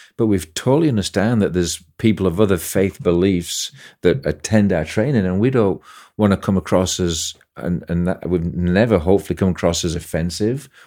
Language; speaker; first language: English; native; English